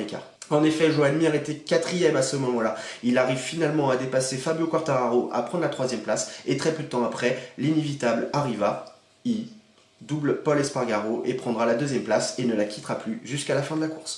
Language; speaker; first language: French; native; French